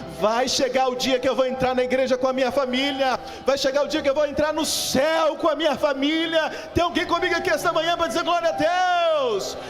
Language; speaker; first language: Portuguese; native; Portuguese